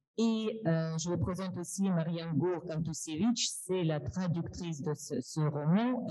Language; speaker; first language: French; non-native, fluent; Russian